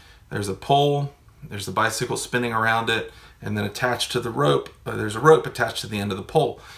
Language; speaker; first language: English; native; English